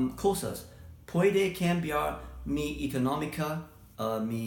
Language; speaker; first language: Spanish; non-native, learner; English